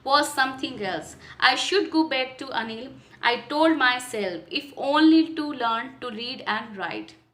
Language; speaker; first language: English; non-native, local second language; Hindi